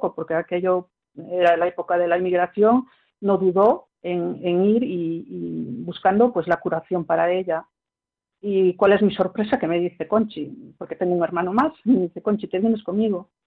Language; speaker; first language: Spanish; early bilingual, heritage; French